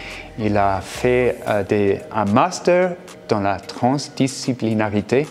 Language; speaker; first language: French; non-native, fluent; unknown